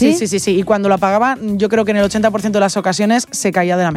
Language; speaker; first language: Spanish; native; Spanish